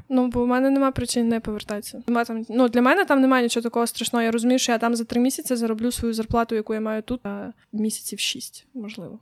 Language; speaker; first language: Ukrainian; native; Ukrainian